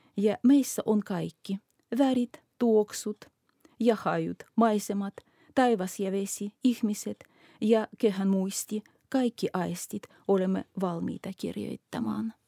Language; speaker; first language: Finnish; non-native, fluent; Russian